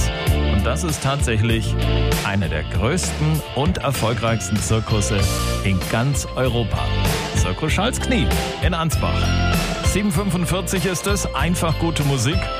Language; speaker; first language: German; native; German